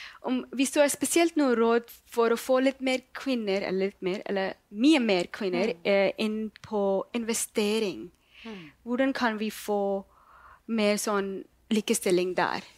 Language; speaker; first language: Norwegian; non-native, learner; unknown